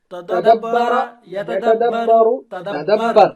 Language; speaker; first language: Arabic; non-native, learner; Urdu